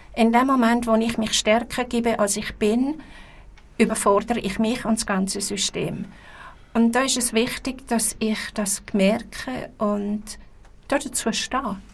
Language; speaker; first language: German; native; German